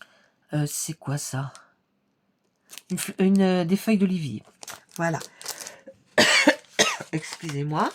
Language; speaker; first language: French; native; French